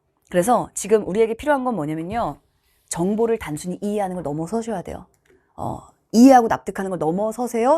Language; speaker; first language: Korean; native; Korean